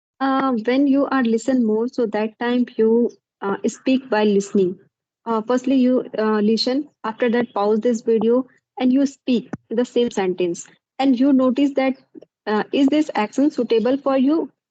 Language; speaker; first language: English; non-native, learner; Hindi